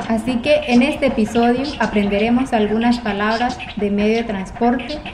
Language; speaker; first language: Spanish; non-native, local second language; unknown